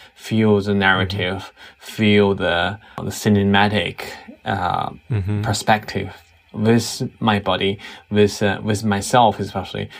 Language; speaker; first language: English; non-native, fluent; Chinese